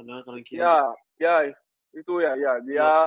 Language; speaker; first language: Indonesian; non-native, learner; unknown